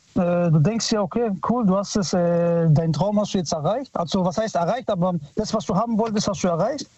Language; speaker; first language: German; early bilingual, other home language; Italian